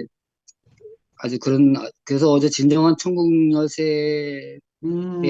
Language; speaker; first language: Korean; native; Korean